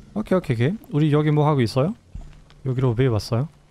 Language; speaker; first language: Korean; non-native, learner; German